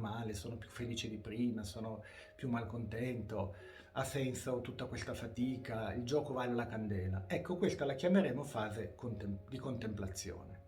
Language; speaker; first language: Italian; native; Italian